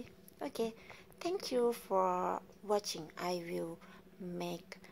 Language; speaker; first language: English; non-native, learner; Thai